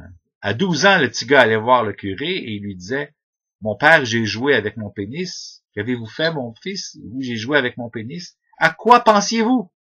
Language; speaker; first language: French; native; French